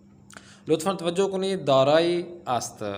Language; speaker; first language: Persian; non-native, fluent; Urdu